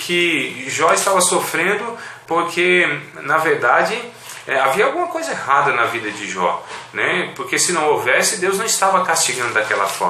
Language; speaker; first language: Portuguese; native; Portuguese